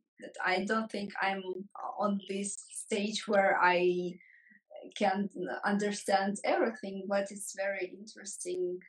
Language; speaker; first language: English; non-native, fluent; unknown